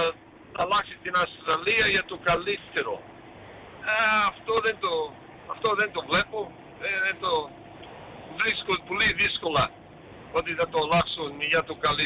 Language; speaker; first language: Greek; early bilingual, heritage; Greek